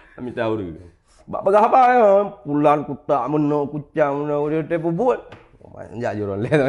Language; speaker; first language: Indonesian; non-native, local second language; Achinese